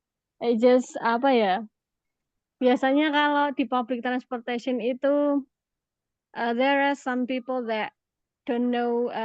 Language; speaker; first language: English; non-native, learner; Indonesian